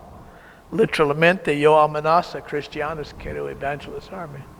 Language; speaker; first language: Spanish; non-native, learner; English